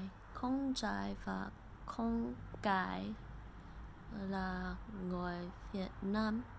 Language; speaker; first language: Vietnamese; non-native, learner; English